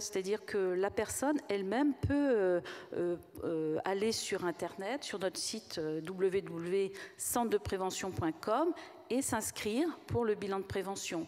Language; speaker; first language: French; native; French